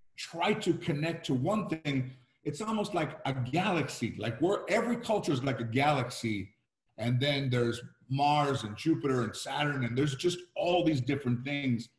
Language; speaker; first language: English; early bilingual, other home language; Spanish